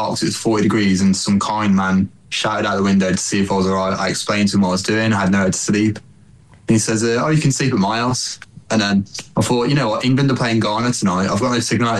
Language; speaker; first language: English; native; English